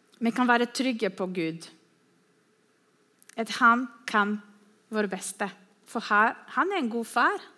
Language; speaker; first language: Norwegian; non-native, fluent; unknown